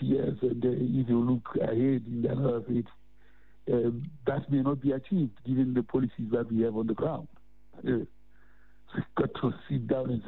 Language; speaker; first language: English; non-native, local second language; Southern Sotho